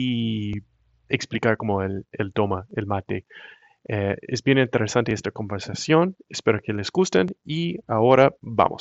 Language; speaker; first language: Spanish; non-native, fluent; English